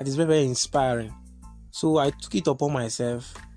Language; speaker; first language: English; non-native, local second language; Igbo